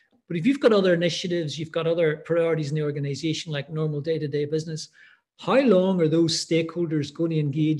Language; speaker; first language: English; native; English